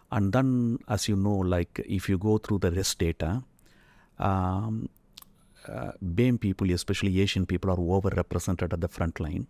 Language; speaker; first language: English; non-native, local second language; Tamil